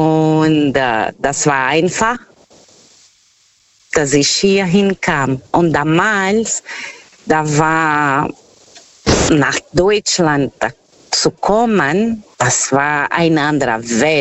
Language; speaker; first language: German; non-native, learner; Portuguese